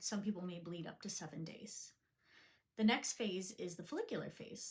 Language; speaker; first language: English; native; English